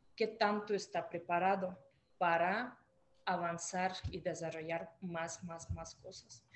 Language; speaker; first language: Spanish; non-native, fluent; Russian